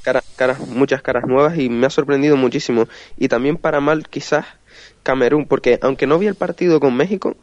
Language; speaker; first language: Spanish; native; Spanish